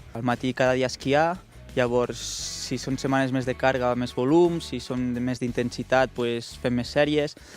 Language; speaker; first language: Catalan; native; Catalan